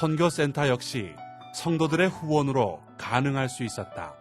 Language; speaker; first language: Korean; native; Korean